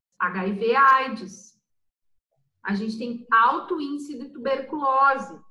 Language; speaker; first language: Portuguese; native; Portuguese